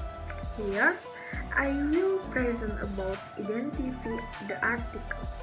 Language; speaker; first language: English; non-native, learner; Indonesian